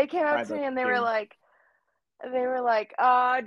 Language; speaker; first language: English; native; English